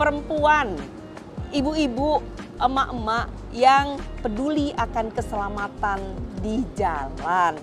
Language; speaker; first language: Indonesian; native; Indonesian